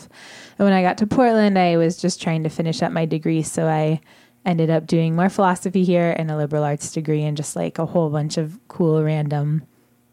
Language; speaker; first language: English; native; English